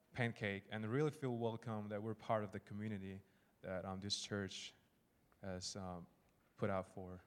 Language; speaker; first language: English; non-native, fluent; Burmese